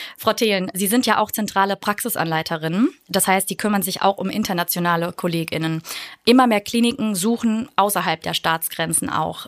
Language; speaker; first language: German; native; German